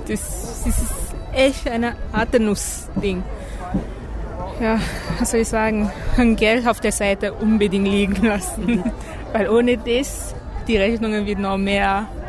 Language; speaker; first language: German; non-native, learner; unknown